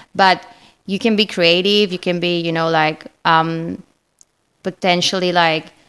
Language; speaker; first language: English; non-native, fluent; Spanish